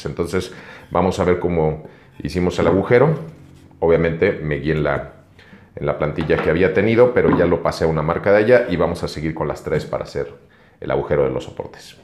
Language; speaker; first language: Spanish; native; Spanish